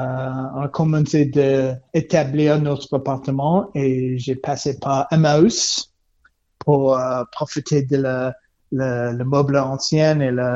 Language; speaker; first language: French; non-native, learner; English